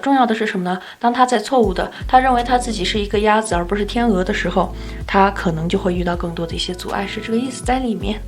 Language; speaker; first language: Chinese; native; Chinese